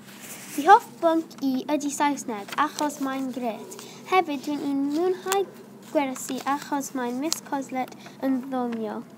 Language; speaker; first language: Welsh; non-native, learner; English